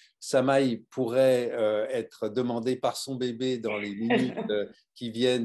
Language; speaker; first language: French; native; French